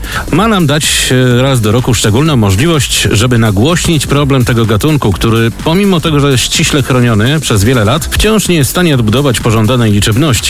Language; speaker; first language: Polish; native; Polish